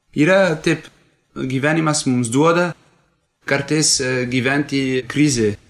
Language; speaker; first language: Lithuanian; non-native, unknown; French